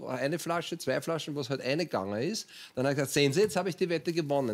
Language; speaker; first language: German; native; German